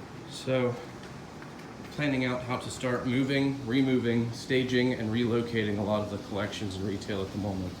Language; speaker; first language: English; native; English